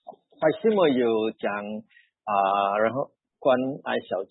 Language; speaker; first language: Chinese; early bilingual, heritage; Chinese